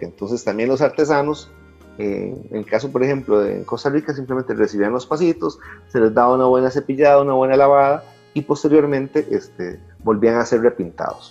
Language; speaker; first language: Spanish; native; Spanish